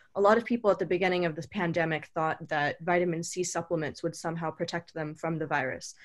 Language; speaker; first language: English; native; English